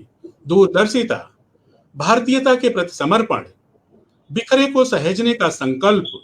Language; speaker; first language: Hindi; native; Hindi